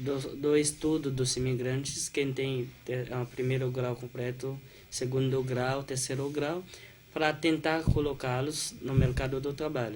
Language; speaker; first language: Portuguese; non-native, fluent; Haitian Creole